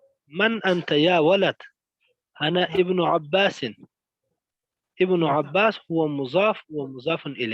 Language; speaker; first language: Arabic; non-native, learner; Pashto